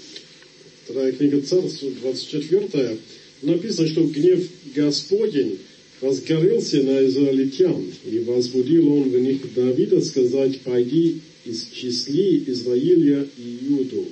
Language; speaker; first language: Russian; non-native, fluent; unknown